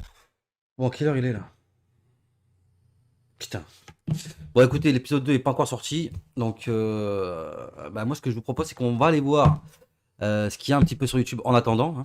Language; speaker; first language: French; native; French